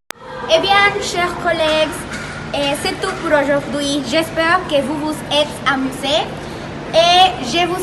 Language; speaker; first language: French; non-native, learner; Spanish